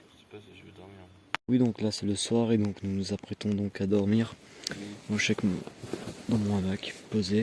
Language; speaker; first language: French; native; French